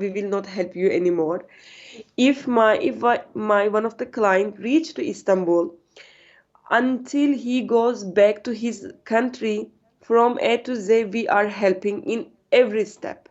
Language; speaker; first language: English; non-native, learner; Turkish